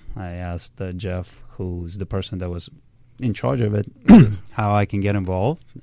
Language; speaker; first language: English; early bilingual, other home language; Russian